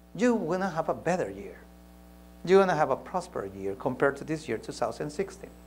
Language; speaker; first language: English; non-native, fluent; Spanish